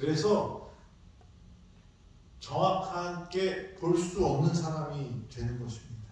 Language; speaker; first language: Korean; native; Korean